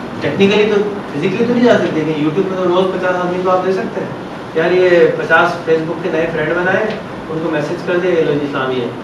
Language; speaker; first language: Urdu; native; Urdu